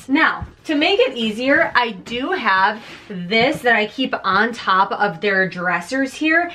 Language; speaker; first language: English; native; English